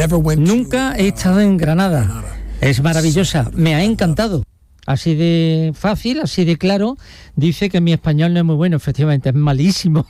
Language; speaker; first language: Spanish; native; Spanish